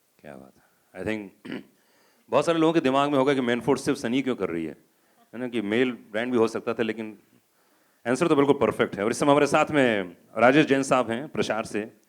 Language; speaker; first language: Hindi; native; Hindi